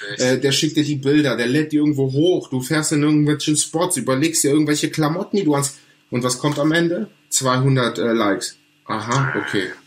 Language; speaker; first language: German; early bilingual, other home language; Greek